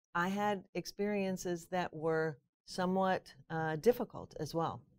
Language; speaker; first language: English; native; English